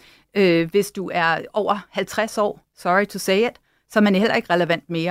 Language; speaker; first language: Danish; native; Danish